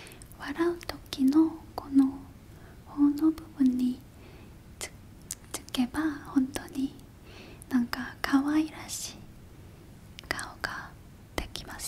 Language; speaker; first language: Japanese; non-native, fluent; Korean